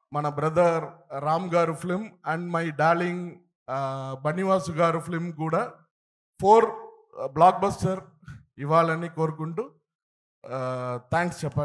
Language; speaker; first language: Telugu; non-native, learner; Tamil